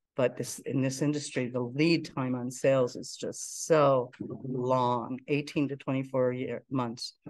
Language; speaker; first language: English; native; English